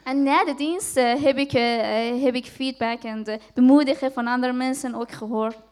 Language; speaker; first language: Dutch; non-native, fluent; Persian